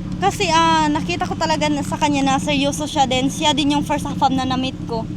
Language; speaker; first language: Filipino; non-native, local second language; Cebuano